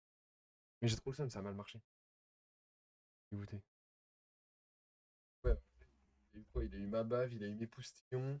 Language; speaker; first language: French; native; French